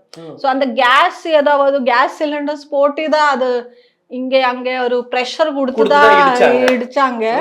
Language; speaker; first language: Tamil; non-native, learner; Malayalam